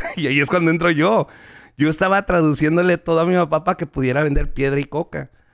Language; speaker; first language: Spanish; native; Spanish